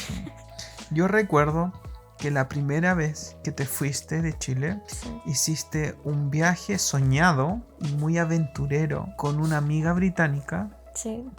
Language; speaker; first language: Spanish; native; Spanish